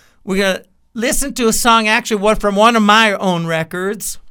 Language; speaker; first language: English; native; English